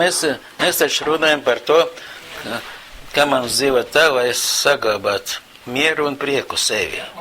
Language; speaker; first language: Latvian; non-native, local second language; Russian